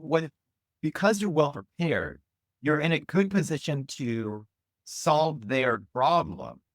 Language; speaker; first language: English; native; English